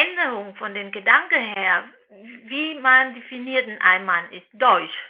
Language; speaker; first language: German; non-native, fluent; Vietnamese